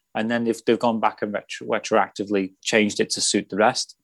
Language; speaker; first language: English; native; English